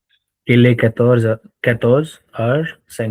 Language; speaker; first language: French; non-native, learner; Hindi